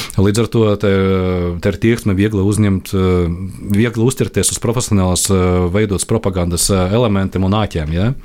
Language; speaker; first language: Latvian; non-native, local second language; Russian